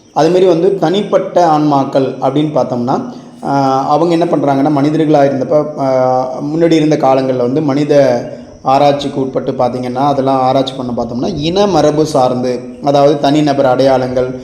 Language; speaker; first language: Tamil; native; Tamil